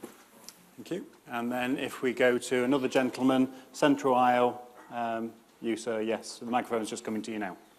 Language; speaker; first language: English; native; English